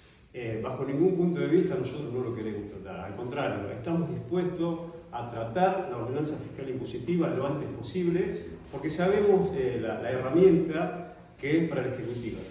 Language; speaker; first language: Spanish; native; Spanish